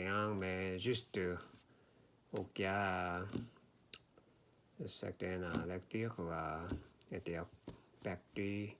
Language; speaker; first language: French; non-native, learner; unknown